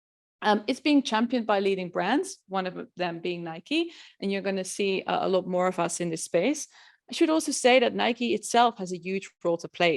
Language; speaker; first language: English; non-native, fluent; Dutch